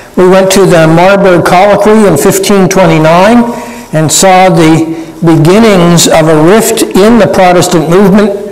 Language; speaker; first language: English; native; English